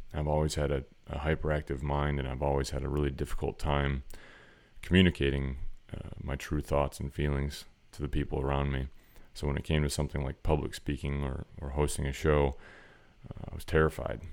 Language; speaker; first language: English; native; English